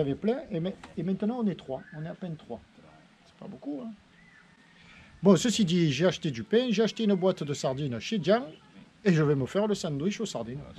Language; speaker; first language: French; native; French